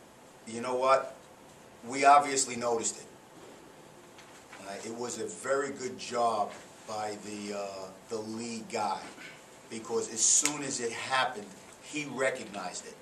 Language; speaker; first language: English; native; English